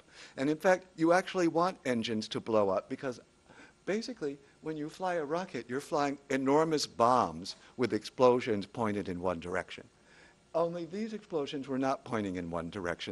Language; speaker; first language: English; native; English